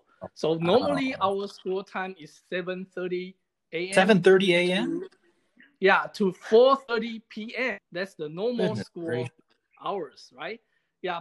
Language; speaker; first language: English; non-native, fluent; Chinese